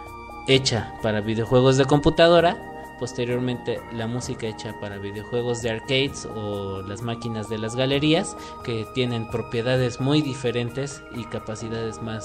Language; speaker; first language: Spanish; native; Spanish